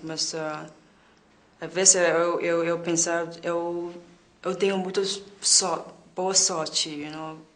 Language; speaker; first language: Portuguese; non-native, learner; Khmer